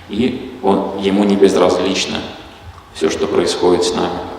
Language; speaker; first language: Russian; native; Russian